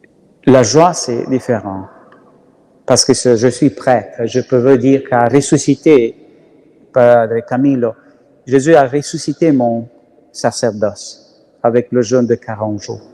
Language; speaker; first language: French; non-native, learner; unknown